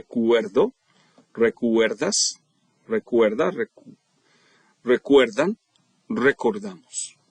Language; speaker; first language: Spanish; non-native, fluent; English